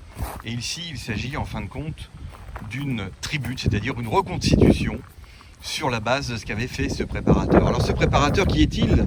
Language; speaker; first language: French; native; French